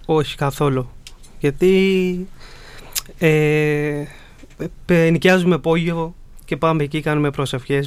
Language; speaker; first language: Greek; early bilingual, other home language; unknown